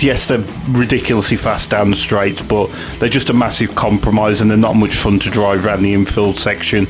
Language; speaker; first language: English; native; English